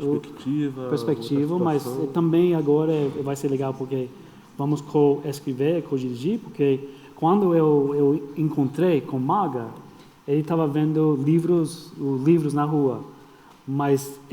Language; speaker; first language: Portuguese; non-native, fluent; English